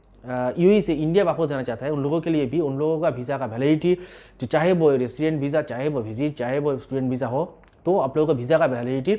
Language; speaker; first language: Hindi; non-native, local second language; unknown